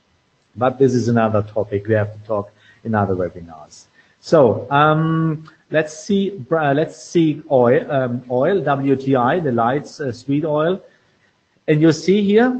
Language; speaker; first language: English; non-native, fluent; German